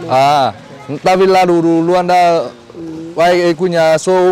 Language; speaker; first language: Portuguese; non-native, learner; Vietnamese